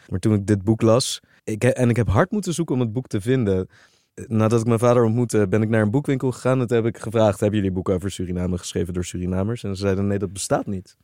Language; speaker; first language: Dutch; native; Dutch